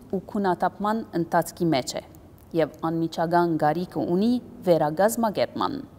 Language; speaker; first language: Armenian; early bilingual, heritage; Armenian